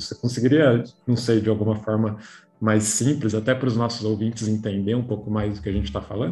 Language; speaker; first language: Portuguese; native; Portuguese